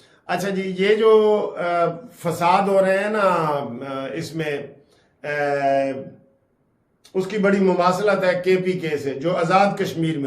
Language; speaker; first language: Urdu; non-native, local second language; Punjabi